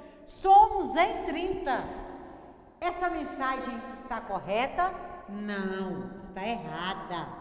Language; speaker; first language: Portuguese; native; Portuguese